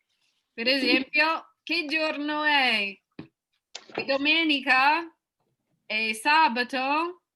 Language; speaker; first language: Italian; non-native, fluent; English